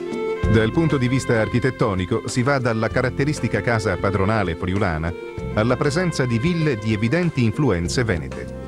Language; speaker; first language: Italian; native; Italian